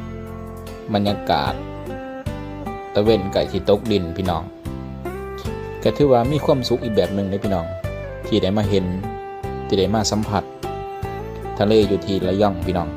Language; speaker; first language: Thai; non-native, local second language; Lao